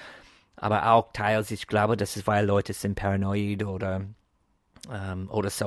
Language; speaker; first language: German; non-native, fluent; English